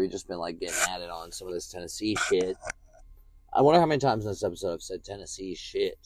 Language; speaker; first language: English; native; English